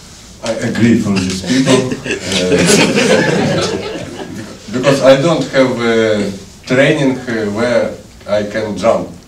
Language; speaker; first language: English; non-native, learner; Ukrainian